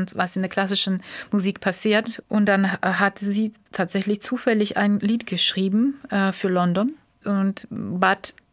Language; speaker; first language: German; non-native, fluent; Georgian